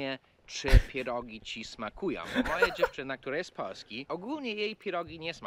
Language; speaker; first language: Polish; non-native, fluent; English